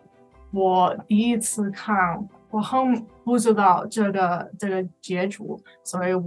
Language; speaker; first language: Chinese; non-native, learner; English